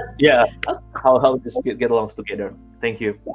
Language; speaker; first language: English; non-native, learner; Indonesian